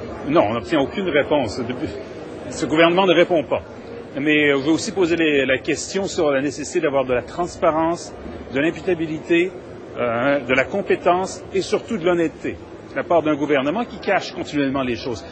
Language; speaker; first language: French; native; French